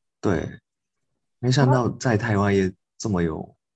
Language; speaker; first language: Chinese; non-native, fluent; Japanese